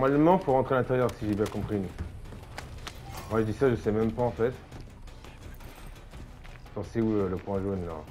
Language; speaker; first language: French; native; French